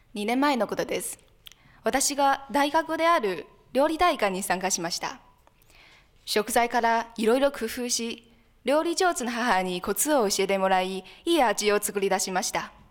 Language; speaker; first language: Japanese; non-native, fluent; Chinese